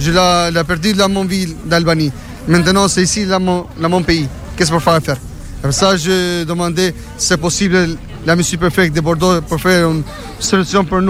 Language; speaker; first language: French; non-native, learner; Albanian